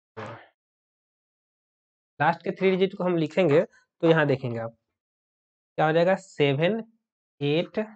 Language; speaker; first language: Hindi; native; Hindi